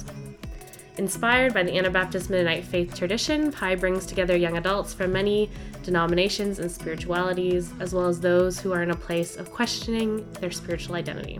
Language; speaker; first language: English; native; English